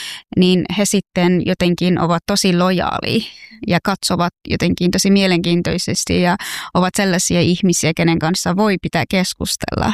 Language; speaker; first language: Finnish; non-native, fluent; Persian